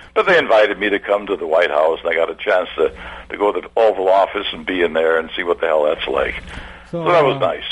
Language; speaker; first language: English; early bilingual, other home language; German